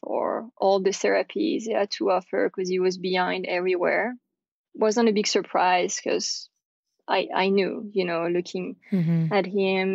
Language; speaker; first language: English; non-native, fluent; French